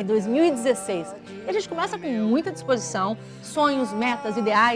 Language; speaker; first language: Portuguese; native; Portuguese